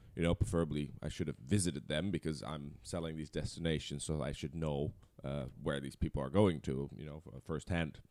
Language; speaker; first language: English; non-native, fluent; Dutch